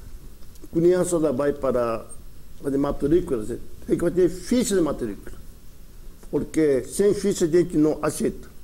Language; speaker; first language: Portuguese; early bilingual, other home language; Japanese